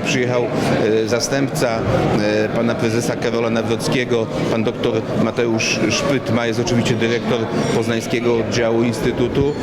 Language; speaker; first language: Polish; native; Polish